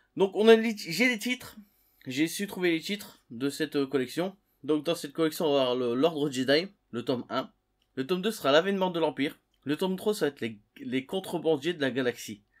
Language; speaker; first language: French; native; French